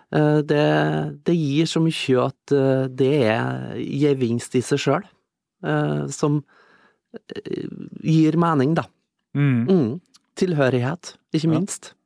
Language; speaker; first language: Norwegian; native; Norwegian